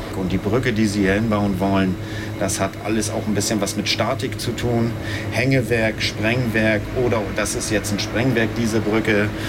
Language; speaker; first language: German; native; German